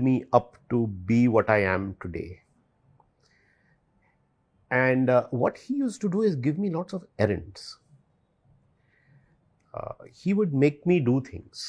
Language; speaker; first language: English; non-native, local second language; Hindi